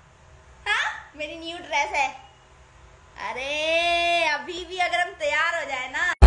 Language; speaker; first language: Hindi; native; Hindi